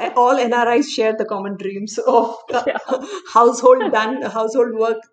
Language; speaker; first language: English; non-native, local second language; Hindi